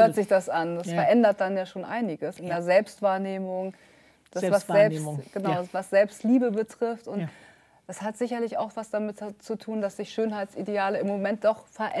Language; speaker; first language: German; native; German